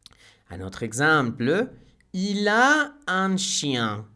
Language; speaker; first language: French; non-native, fluent; Spanish